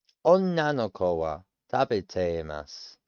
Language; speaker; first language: Japanese; non-native, learner; English